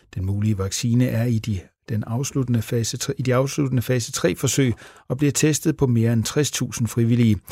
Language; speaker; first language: Danish; native; Danish